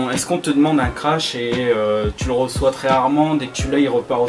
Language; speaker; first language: French; native; French